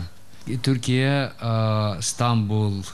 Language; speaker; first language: Turkish; non-native, learner; Bosnian